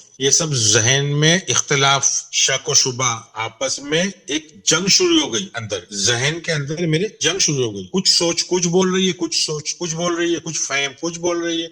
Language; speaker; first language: Urdu; non-native, local second language; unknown